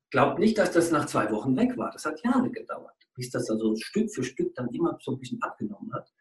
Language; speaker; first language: German; native; German